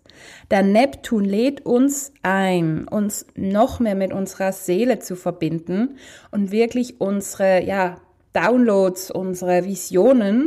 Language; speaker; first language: German; native; German